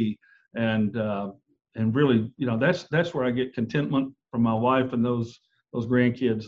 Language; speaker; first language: English; native; English